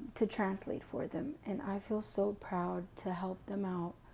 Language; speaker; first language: English; early bilingual, other home language; Spanish